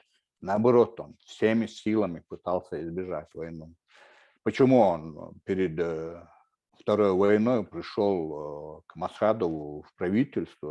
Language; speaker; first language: Russian; non-native, local second language; Chechen